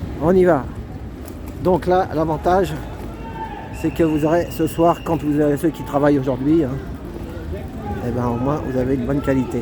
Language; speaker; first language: French; native; French